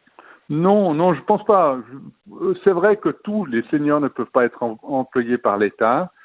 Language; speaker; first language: French; native; French